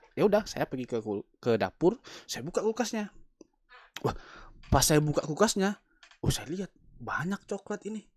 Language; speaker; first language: Indonesian; native; Indonesian